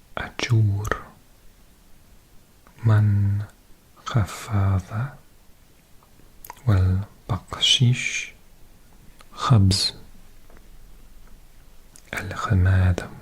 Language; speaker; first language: Arabic; non-native, learner; English